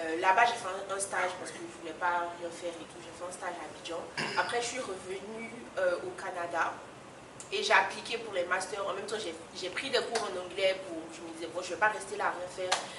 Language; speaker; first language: French; native; French